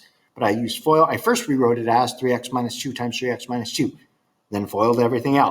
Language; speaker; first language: English; native; English